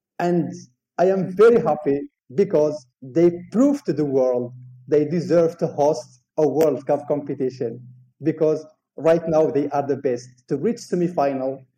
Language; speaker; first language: English; non-native, fluent; Arabic